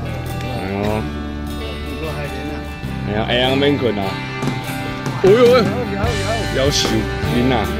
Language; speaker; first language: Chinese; native; Chinese